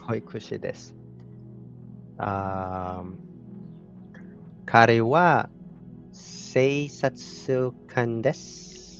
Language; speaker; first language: Japanese; non-native, learner; Cebuano